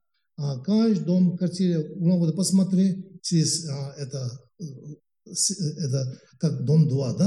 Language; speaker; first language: Russian; non-native, learner; Tibetan